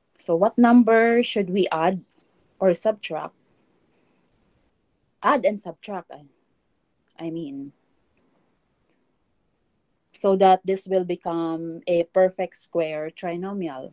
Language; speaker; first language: English; non-native, local second language; Filipino